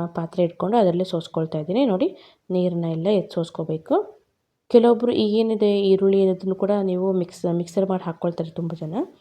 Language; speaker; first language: Kannada; native; Kannada